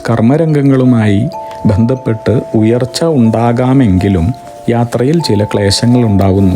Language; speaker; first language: Malayalam; native; Malayalam